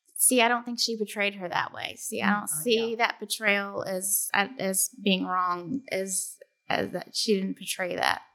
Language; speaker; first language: English; native; English